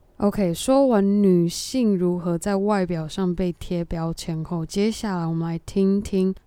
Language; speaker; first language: Chinese; native; Chinese